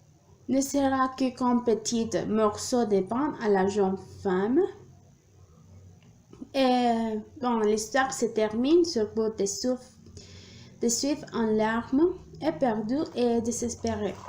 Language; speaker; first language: French; non-native, learner; Spanish